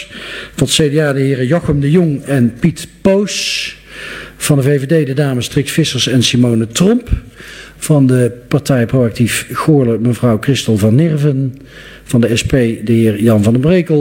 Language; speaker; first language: Dutch; native; Dutch